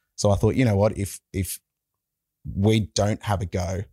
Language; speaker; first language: English; native; English